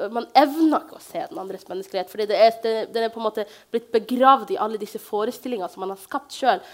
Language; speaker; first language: Norwegian; early bilingual, other home language; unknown